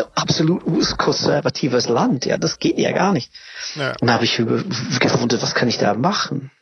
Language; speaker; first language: German; non-native, fluent; English